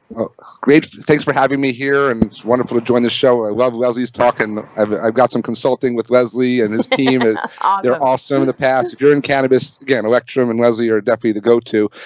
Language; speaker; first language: English; native; English